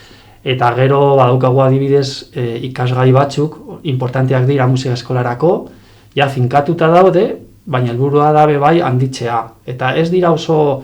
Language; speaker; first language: Basque; non-native, local second language; Spanish